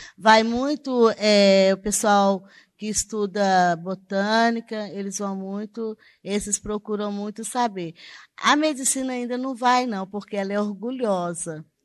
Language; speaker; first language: Portuguese; native; Portuguese